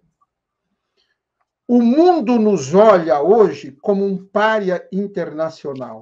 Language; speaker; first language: Portuguese; native; Portuguese